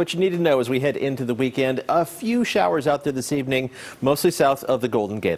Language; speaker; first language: English; native; English